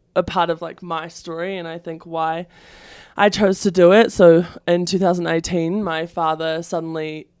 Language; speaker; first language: English; native; English